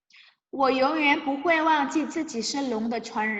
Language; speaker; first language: Chinese; non-native, fluent; Indonesian